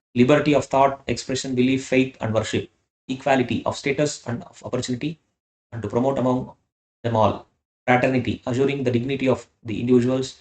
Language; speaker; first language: English; non-native, local second language; Kannada